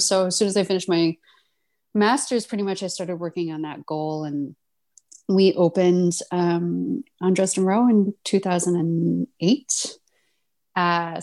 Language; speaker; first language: English; native; English